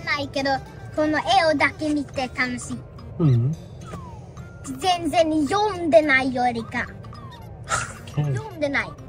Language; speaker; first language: Japanese; early bilingual, heritage; Japanese